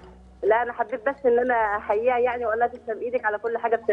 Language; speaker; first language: Arabic; native; Arabic